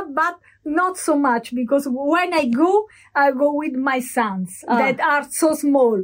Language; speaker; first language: English; non-native, learner; Italian